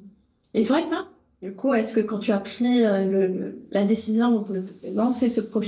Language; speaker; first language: French; native; French